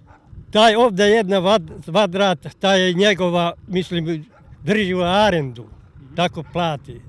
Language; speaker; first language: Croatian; non-native, local second language; Hungarian